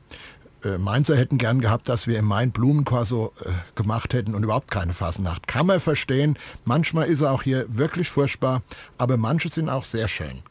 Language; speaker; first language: German; native; German